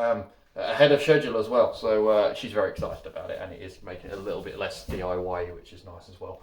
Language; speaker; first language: English; native; English